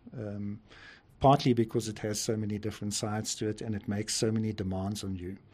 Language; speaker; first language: English; native; English